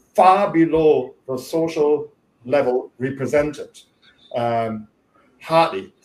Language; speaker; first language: English; non-native, fluent; German